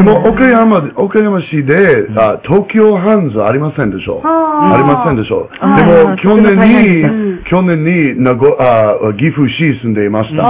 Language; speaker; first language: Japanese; non-native, learner; English